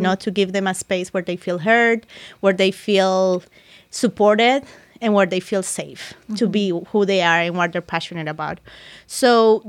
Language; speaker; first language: English; non-native, fluent; Spanish